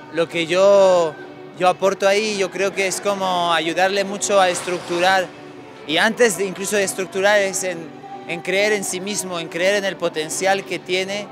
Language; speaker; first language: Spanish; non-native, fluent; French